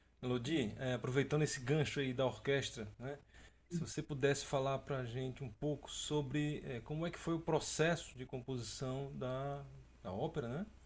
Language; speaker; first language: Portuguese; native; Portuguese